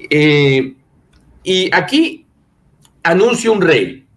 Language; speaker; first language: Spanish; native; Spanish